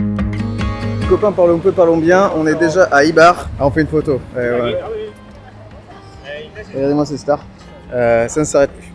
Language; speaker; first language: French; native; French